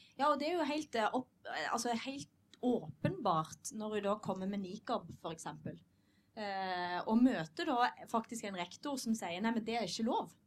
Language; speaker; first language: Norwegian; native; Norwegian